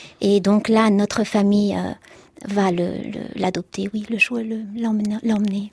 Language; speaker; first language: French; early bilingual, other home language; Arabic